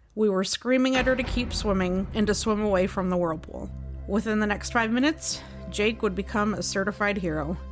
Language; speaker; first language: English; native; English